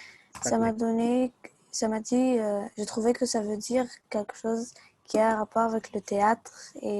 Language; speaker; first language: French; non-native, learner; Arabic